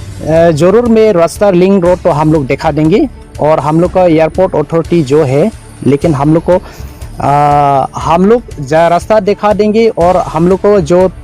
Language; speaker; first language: Hindi; non-native, local second language; Karbi